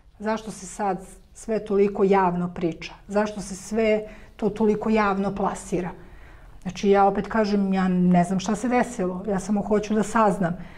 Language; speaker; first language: Serbian; native; Serbian